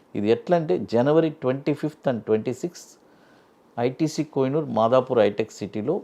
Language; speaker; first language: Telugu; native; Telugu